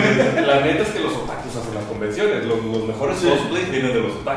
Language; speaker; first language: Spanish; native; Spanish